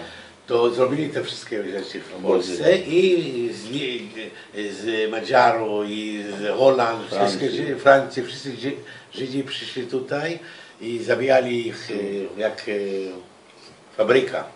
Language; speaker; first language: Polish; early bilingual, heritage; Hebrew